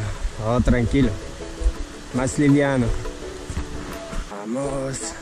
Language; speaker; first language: Spanish; non-native, learner; French